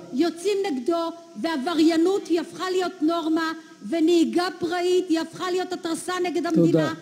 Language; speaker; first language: Hebrew; native; Hebrew